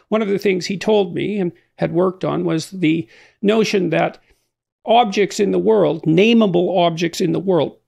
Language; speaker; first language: English; native; English